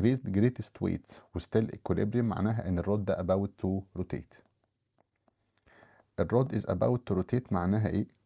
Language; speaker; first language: Arabic; native; Arabic